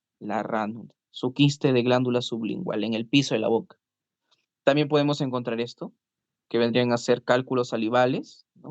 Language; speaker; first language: Spanish; native; Spanish